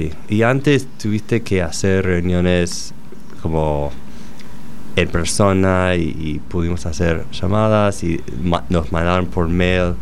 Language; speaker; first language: Spanish; non-native, fluent; English